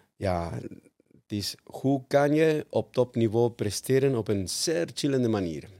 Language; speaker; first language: Dutch; non-native, fluent; Spanish